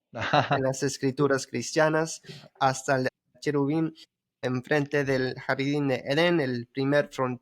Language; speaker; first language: Spanish; early bilingual, heritage; Spanish